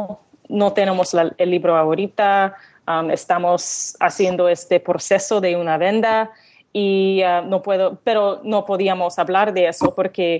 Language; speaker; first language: Spanish; non-native, learner; English